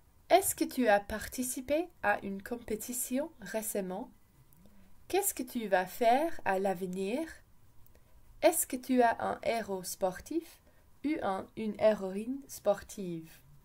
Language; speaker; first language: French; non-native, fluent; English